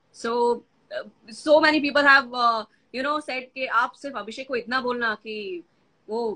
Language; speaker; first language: Hindi; non-native, local second language; Gujarati